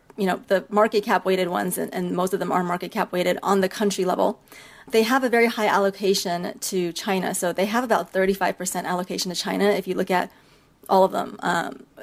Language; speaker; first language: English; early bilingual, other home language; Chinese